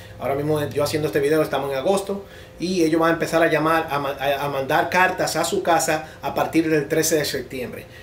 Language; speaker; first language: Spanish; native; Spanish